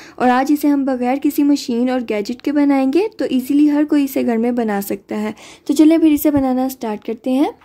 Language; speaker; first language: Urdu; native; Urdu